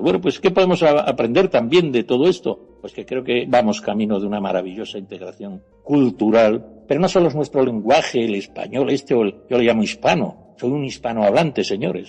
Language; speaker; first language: Spanish; native; Spanish